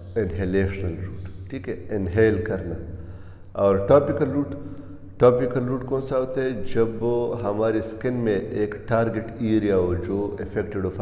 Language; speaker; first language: Urdu; non-native, local second language; Pashto